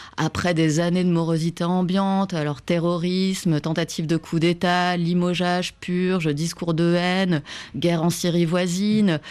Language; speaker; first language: French; native; French